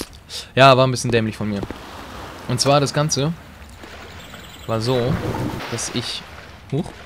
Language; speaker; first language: German; native; German